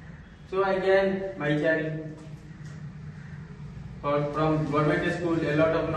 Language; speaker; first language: English; non-native, learner; Hindi